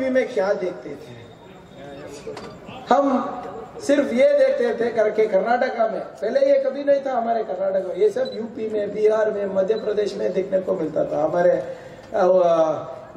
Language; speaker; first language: Hindi; non-native, local second language; Kannada